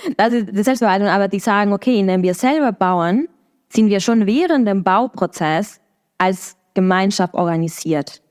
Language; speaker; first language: German; non-native, fluent; Spanish